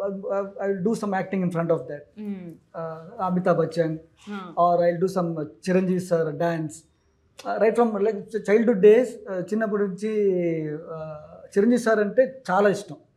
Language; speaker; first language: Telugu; non-native, learner; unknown